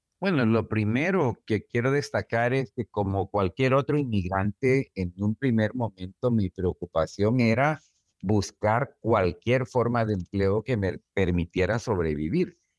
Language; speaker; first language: Spanish; native; Spanish